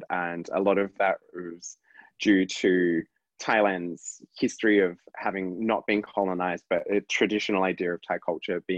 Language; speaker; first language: English; native; English